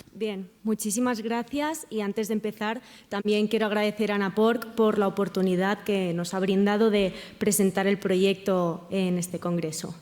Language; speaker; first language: Spanish; native; Spanish